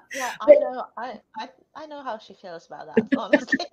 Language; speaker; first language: English; non-native, fluent; Romanian